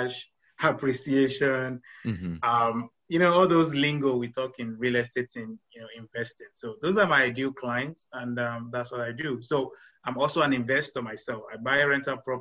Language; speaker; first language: English; non-native, local second language; Yoruba